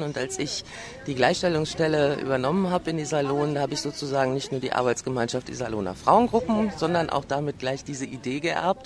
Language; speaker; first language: German; native; German